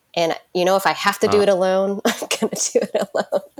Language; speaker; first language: English; native; English